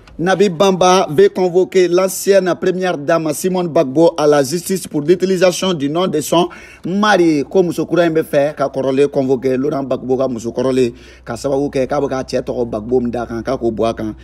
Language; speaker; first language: French; non-native, local second language; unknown